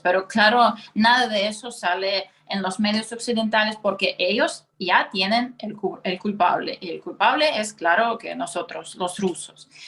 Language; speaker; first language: Spanish; non-native, fluent; Russian